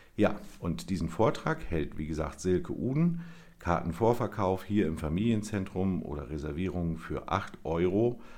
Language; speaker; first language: German; native; German